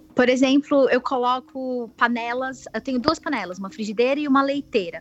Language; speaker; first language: Portuguese; native; Portuguese